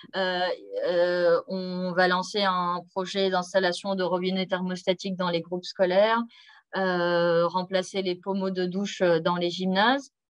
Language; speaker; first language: French; native; French